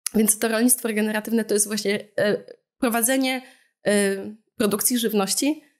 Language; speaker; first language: Polish; native; Polish